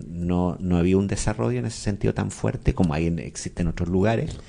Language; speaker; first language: Spanish; native; Spanish